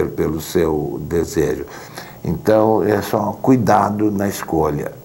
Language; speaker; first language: Portuguese; native; Portuguese